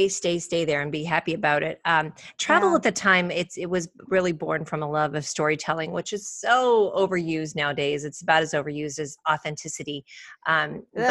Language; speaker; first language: English; native; English